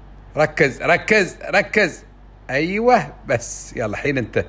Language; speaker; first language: Arabic; native; Arabic